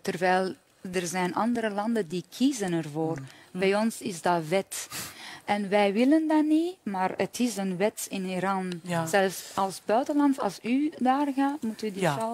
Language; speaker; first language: Dutch; non-native, fluent; Persian